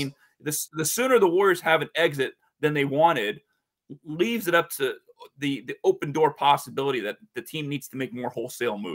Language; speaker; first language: English; native; English